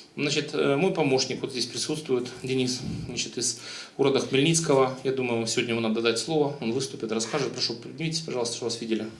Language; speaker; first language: Russian; native; Russian